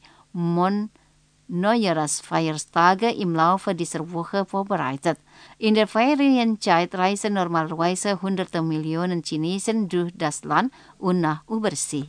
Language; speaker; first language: German; non-native, fluent; Indonesian